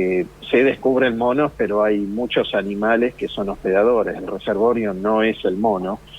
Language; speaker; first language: Spanish; native; Spanish